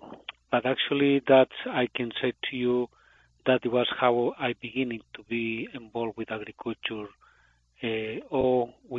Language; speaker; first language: English; non-native, fluent; Spanish